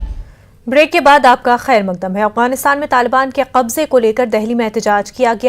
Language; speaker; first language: Hindi; native; Hindi